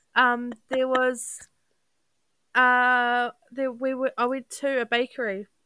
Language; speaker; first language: English; native; English